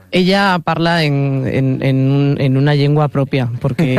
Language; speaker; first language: Catalan; non-native, learner; Spanish